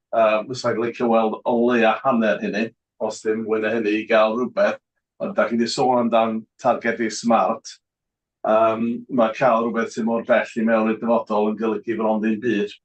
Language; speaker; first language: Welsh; non-native, local second language; English